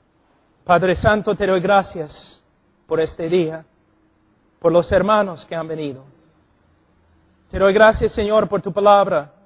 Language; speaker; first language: Spanish; non-native, fluent; English